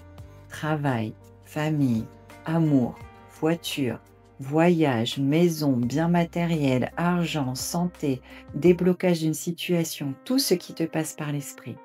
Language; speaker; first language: French; native; French